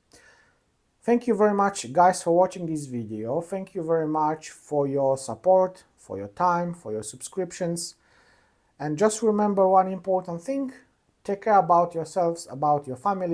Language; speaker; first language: English; non-native, fluent; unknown